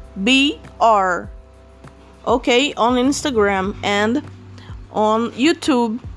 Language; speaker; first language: English; non-native, learner; Portuguese